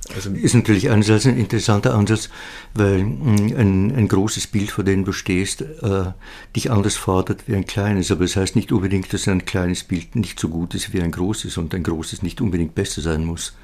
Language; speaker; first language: German; native; German